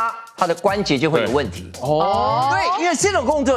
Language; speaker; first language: Chinese; native; Chinese